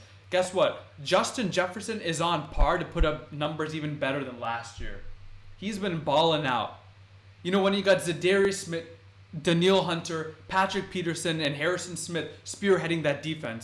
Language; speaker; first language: English; native; English